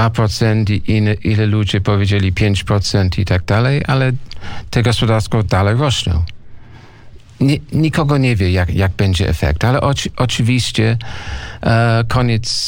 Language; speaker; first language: Polish; non-native, fluent; English